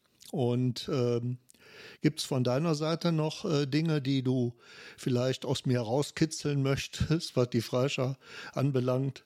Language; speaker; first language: German; native; German